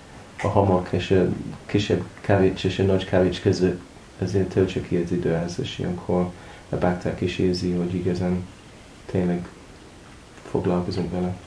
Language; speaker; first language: Hungarian; non-native, learner; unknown